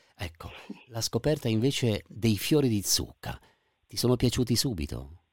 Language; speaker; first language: Italian; native; Italian